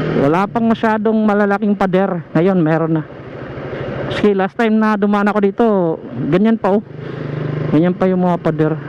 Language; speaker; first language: Filipino; non-native, local second language; Cebuano